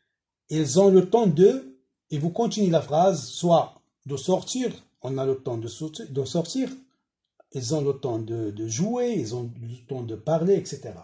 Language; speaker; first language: French; non-native, local second language; Arabic